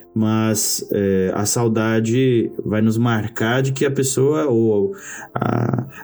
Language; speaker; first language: Portuguese; native; Portuguese